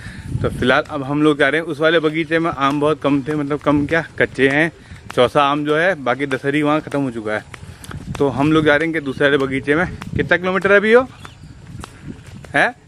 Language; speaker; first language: Hindi; native; Hindi